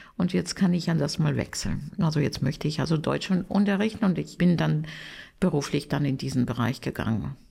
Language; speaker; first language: German; non-native, fluent; Russian